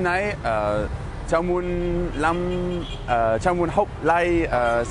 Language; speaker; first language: Vietnamese; non-native, learner; English